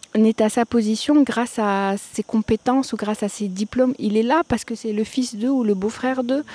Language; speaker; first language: French; non-native, local second language; Arabic